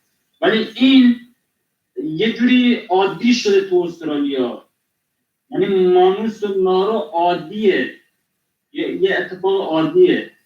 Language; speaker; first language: Persian; non-native, local second language; Kurdish